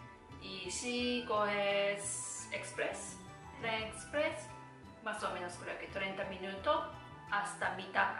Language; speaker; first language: Spanish; non-native, learner; Japanese